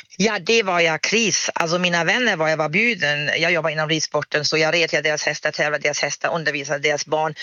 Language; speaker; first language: Swedish; non-native, fluent; German